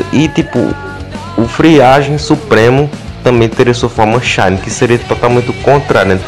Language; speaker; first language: Portuguese; native; Portuguese